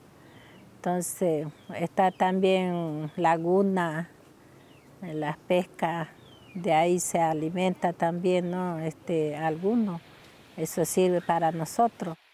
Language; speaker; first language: Spanish; non-native, local second language; Guarani